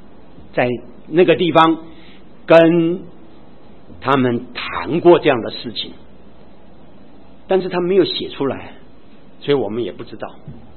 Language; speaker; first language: Chinese; native; Chinese